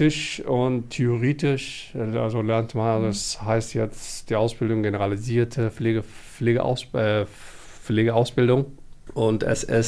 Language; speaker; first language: German; non-native, learner; Somali